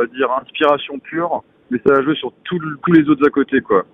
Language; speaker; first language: French; native; French